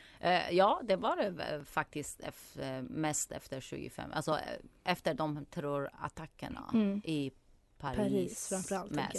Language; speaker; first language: Swedish; non-native, fluent; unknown